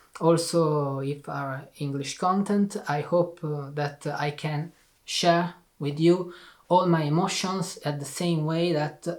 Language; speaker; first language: English; non-native, learner; Italian